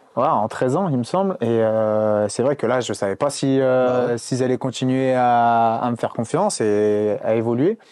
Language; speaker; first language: French; native; French